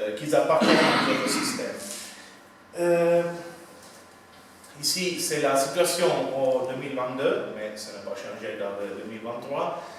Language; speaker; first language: French; non-native, fluent; Italian